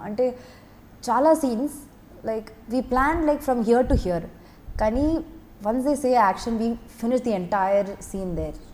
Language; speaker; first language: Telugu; non-native, fluent; Malayalam